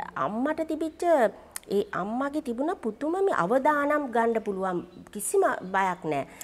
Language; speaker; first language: Sinhala; native; Sinhala